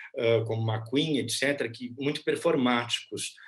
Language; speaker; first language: Portuguese; native; Portuguese